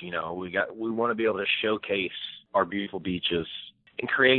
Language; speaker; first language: English; native; English